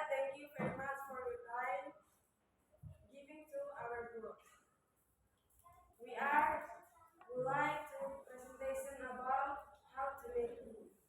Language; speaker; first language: English; non-native, learner; Indonesian